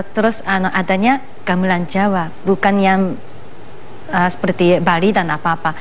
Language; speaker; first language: Indonesian; non-native, fluent; Japanese